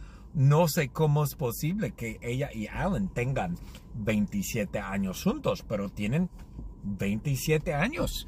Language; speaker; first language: Spanish; non-native, learner; English